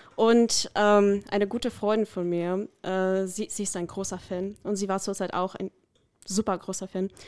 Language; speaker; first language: German; non-native, fluent; Korean